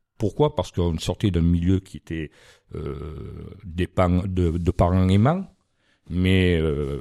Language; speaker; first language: French; native; French